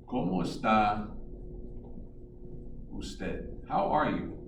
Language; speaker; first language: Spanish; non-native, fluent; English